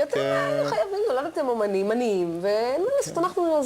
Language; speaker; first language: Hebrew; native; Hebrew